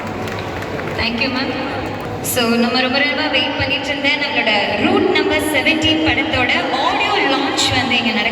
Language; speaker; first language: Tamil; native; Tamil